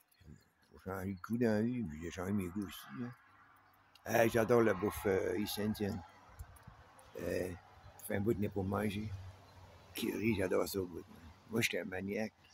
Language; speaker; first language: French; native; French